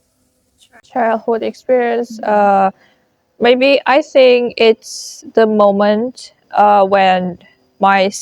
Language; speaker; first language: English; non-native, fluent; Indonesian